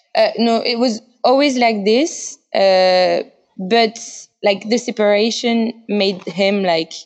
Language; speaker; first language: English; non-native, fluent; French